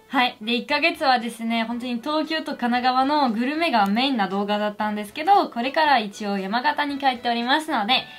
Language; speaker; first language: Japanese; non-native, fluent; French